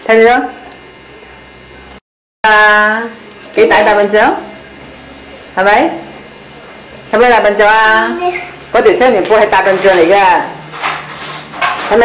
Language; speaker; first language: Cantonese; native; Cantonese